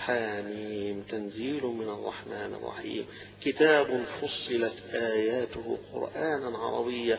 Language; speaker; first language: Arabic; native; Arabic